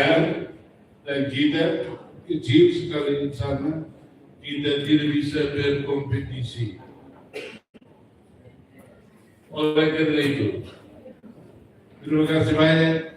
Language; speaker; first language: Indonesian; non-native, fluent; German